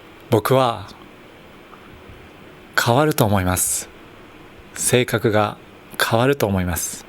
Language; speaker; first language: Japanese; native; Japanese